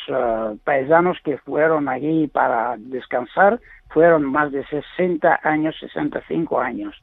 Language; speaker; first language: Spanish; non-native, learner; Greek